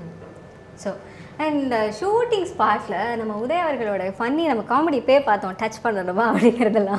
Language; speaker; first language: Tamil; native; Tamil